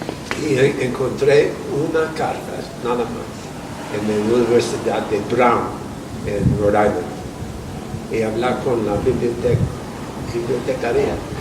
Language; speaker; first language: Spanish; non-native, fluent; English